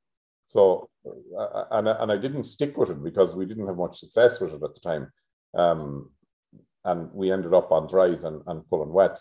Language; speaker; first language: English; native; English